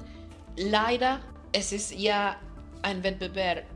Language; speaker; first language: German; non-native, fluent; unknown